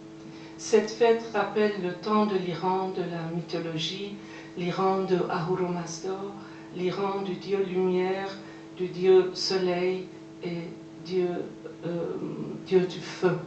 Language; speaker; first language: French; non-native, fluent; Persian